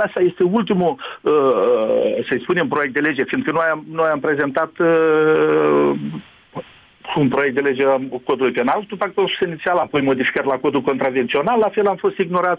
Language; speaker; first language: Romanian; native; Romanian